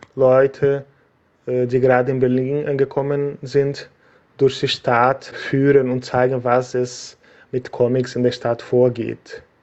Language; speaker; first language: German; non-native, fluent; Portuguese